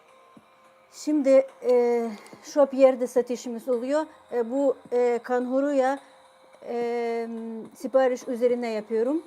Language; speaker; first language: Turkish; non-native, fluent; Ukrainian